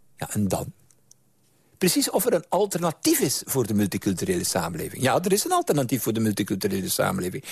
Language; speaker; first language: Dutch; native; Dutch